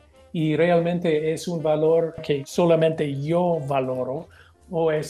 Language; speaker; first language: Spanish; non-native, fluent; English